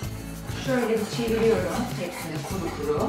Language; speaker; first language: Turkish; native; Turkish